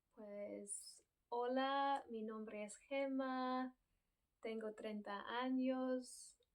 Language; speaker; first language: Spanish; non-native, fluent; English